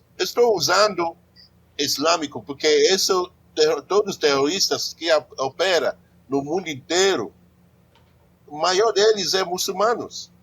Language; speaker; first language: Portuguese; non-native, learner; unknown